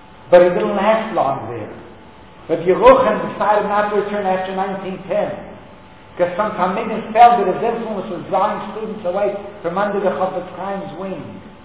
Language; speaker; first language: English; native; English